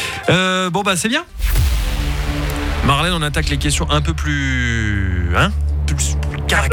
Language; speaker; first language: French; native; French